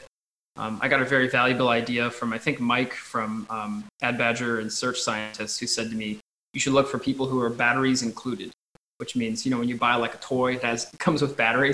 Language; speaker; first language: English; native; English